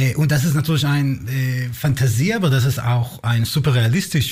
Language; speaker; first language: German; non-native, learner; Hebrew